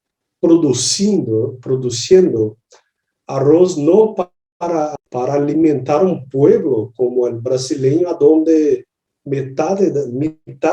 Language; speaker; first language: Spanish; non-native, learner; Portuguese